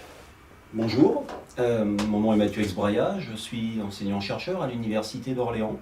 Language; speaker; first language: French; native; French